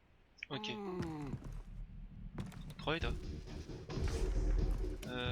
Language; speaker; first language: French; native; French